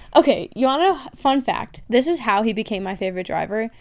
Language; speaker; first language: English; native; English